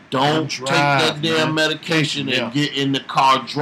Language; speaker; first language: English; native; English